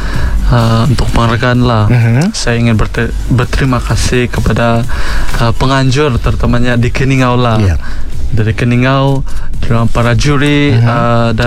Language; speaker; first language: Malay; non-native, local second language; Central Dusun